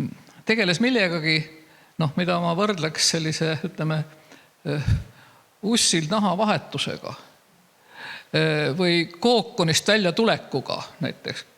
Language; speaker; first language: Estonian; native; Estonian